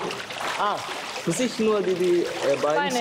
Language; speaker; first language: German; non-native, learner; Somali